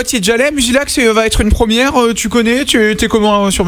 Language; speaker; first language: French; native; French